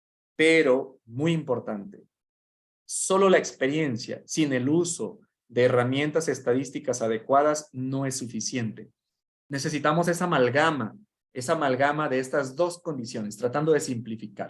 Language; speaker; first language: Spanish; native; Spanish